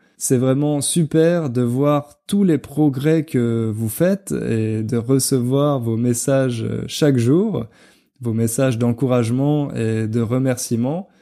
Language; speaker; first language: French; native; French